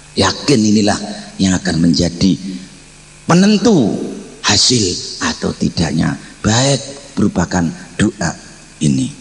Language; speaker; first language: Indonesian; non-native, local second language; Javanese